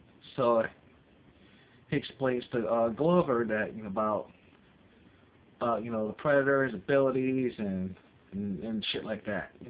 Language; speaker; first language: English; native; English